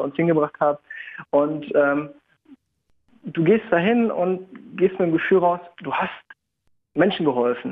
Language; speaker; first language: German; native; German